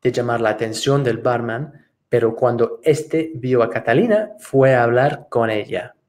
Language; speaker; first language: Spanish; non-native, fluent; English